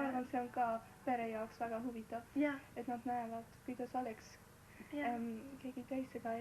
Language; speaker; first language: Estonian; non-native, learner; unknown